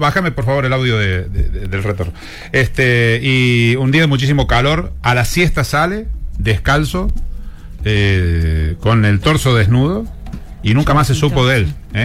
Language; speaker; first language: Spanish; native; Spanish